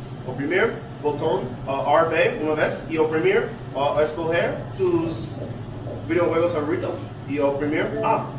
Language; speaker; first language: Spanish; non-native, learner; English